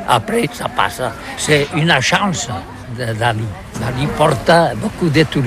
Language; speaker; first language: French; non-native, learner; Catalan